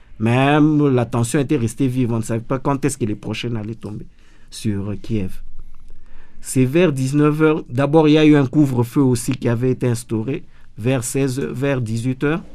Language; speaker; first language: French; non-native, local second language; Lingala